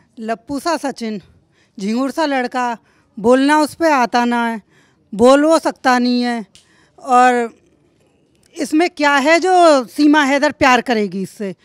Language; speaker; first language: Hindi; native; Hindi